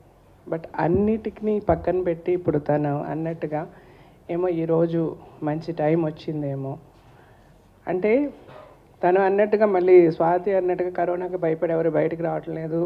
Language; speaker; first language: Telugu; native; Telugu